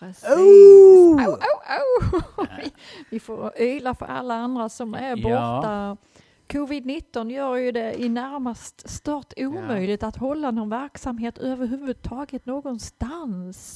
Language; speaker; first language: Swedish; native; Swedish